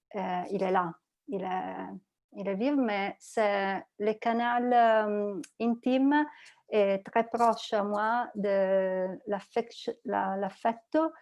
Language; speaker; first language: French; non-native, learner; Italian